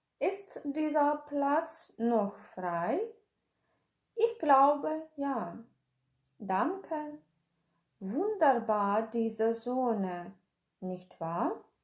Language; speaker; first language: German; non-native, fluent; Ukrainian